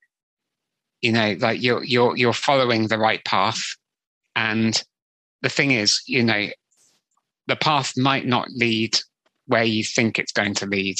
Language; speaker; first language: English; native; English